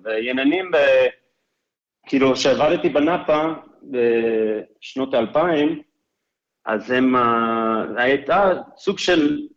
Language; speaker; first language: Hebrew; non-native, fluent; English